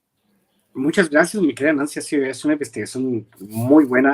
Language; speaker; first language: Spanish; native; Spanish